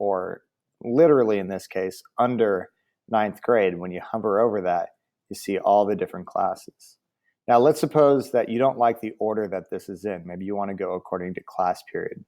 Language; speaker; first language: English; native; English